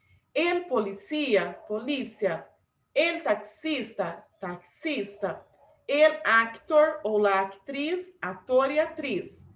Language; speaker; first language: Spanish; non-native, fluent; Portuguese